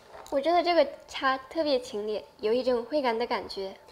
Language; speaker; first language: Chinese; non-native, fluent; Spanish